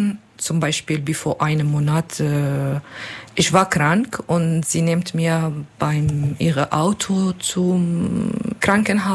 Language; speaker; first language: German; non-native, learner; Turkish